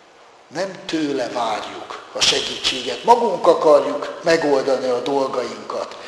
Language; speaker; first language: Hungarian; native; Hungarian